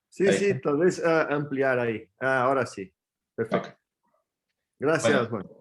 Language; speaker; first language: Spanish; non-native, fluent; Portuguese